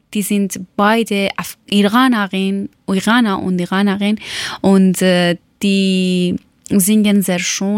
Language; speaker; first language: German; non-native, learner; Persian